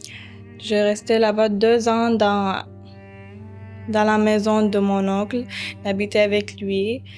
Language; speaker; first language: French; early bilingual, other home language; Arabic